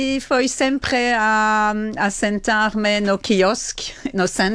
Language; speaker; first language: Portuguese; non-native, learner; Italian